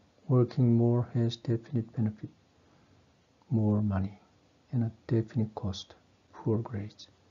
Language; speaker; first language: English; non-native, fluent; Korean